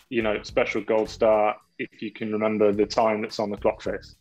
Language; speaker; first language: English; native; English